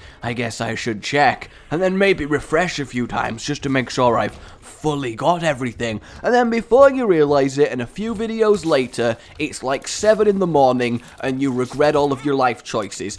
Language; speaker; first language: English; native; English